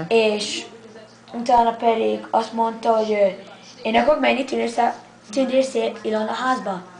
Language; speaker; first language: Hungarian; early bilingual, heritage; English